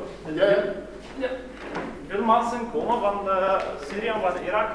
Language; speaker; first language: Dutch; non-native, learner; Arabic